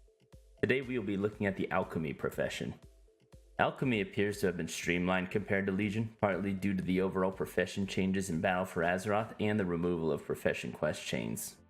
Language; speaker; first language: English; native; English